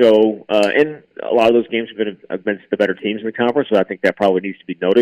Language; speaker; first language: English; native; English